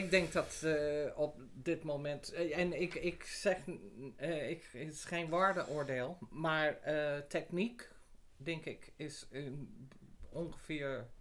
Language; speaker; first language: Dutch; non-native, fluent; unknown